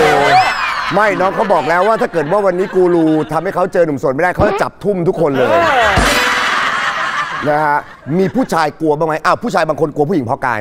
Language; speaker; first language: Thai; native; Thai